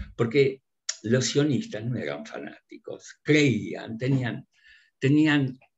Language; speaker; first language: Spanish; early bilingual, other home language; Russian